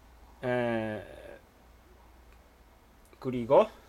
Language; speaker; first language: Korean; non-native, fluent; Japanese